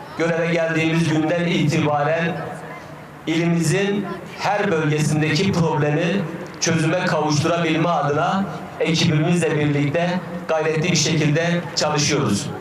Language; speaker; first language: Turkish; native; Turkish